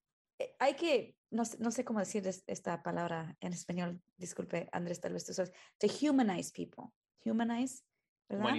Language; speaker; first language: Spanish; early bilingual, heritage; Spanish